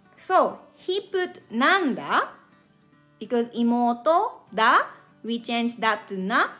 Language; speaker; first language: English; non-native, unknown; Japanese